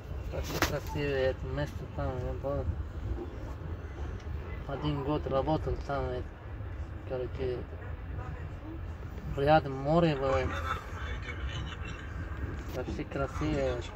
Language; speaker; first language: Russian; non-native, learner; Uzbek